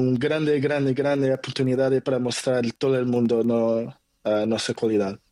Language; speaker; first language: Spanish; non-native, learner; Portuguese